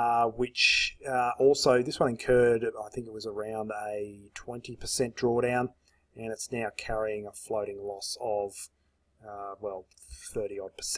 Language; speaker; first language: English; native; English